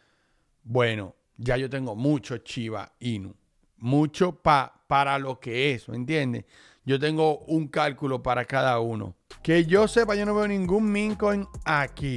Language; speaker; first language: Spanish; native; Spanish